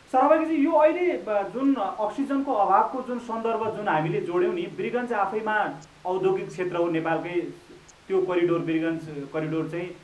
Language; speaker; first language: Nepali; native; Nepali